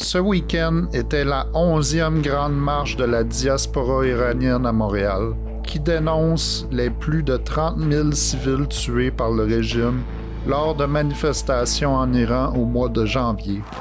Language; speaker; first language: French; native; French